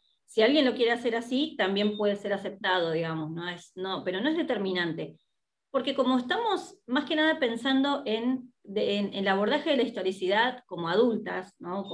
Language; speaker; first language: Spanish; native; Spanish